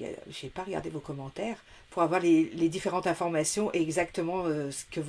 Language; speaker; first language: French; native; French